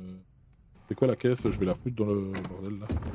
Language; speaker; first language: French; native; French